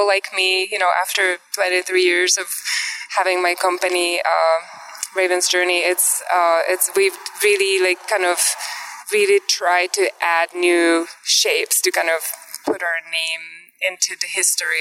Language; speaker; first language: English; non-native, fluent; Czech